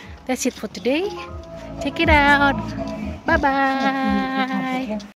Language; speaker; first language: English; non-native, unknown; Indonesian